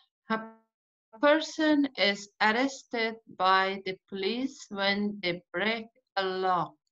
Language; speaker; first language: English; non-native, learner; Persian